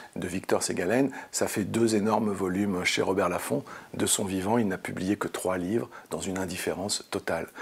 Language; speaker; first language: French; native; French